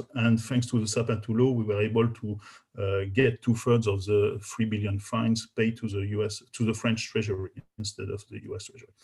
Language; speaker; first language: English; non-native, fluent; French